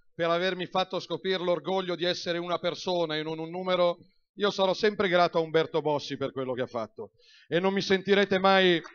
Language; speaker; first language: Italian; native; Italian